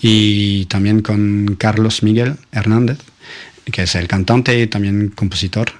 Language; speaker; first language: Spanish; non-native, fluent; French